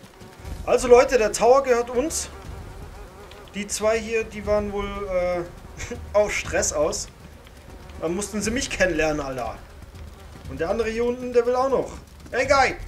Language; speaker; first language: German; native; German